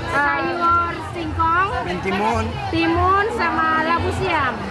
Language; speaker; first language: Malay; non-native, local second language; Minangkabau